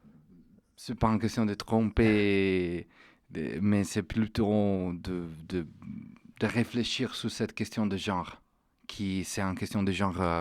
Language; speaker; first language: French; non-native, fluent; Italian